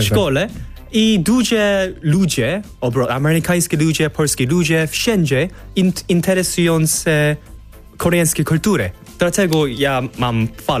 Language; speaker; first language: Polish; non-native, learner; Korean